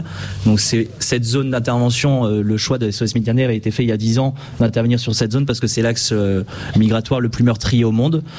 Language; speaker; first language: French; native; French